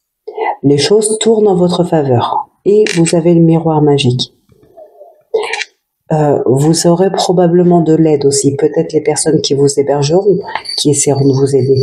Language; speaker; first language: French; native; French